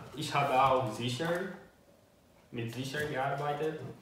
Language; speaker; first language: German; non-native, learner; Albanian